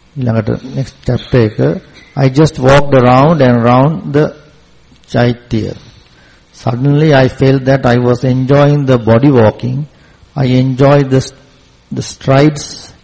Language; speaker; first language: English; non-native, local second language; Sinhala